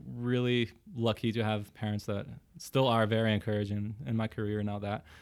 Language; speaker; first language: English; early bilingual, other home language; Portuguese